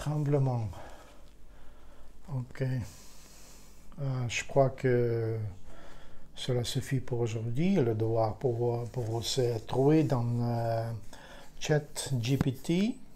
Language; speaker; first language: French; non-native, learner; Ukrainian